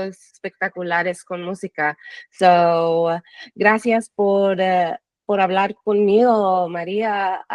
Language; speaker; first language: Spanish; early bilingual, heritage; English